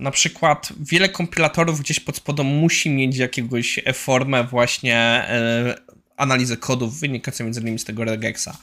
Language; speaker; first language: Polish; native; Polish